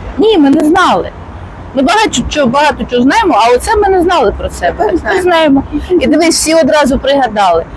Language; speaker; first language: Ukrainian; non-native, local second language; Russian